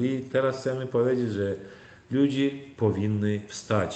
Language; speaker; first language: Polish; non-native, learner; Turkmen